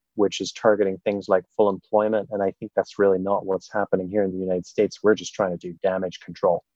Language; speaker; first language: English; non-native, fluent; German